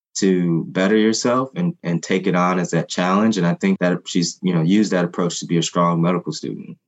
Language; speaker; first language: English; non-native, fluent; Haitian Creole